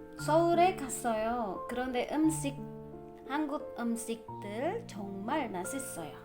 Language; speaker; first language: Korean; non-native, fluent; Indonesian